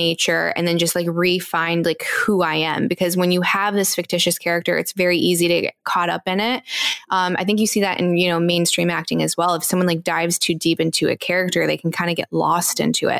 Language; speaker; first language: English; native; English